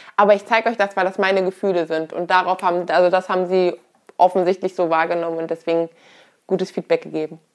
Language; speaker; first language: German; native; German